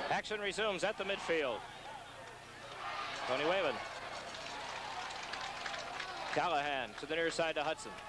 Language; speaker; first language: English; native; English